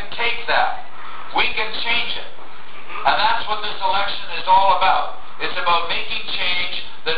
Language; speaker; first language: English; native; English